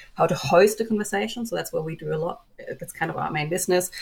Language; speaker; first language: English; non-native, fluent; German